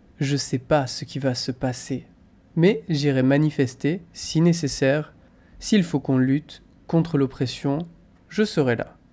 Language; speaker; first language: French; native; French